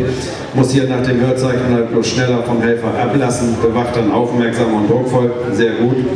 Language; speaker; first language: German; native; German